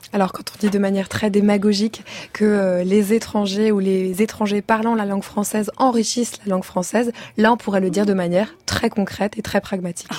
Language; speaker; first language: French; native; French